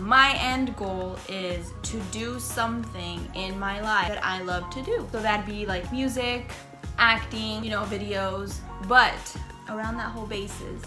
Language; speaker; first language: English; early bilingual, other home language; Spanish